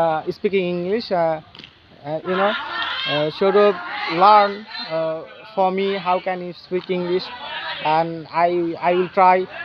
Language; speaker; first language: English; non-native, learner; Bangla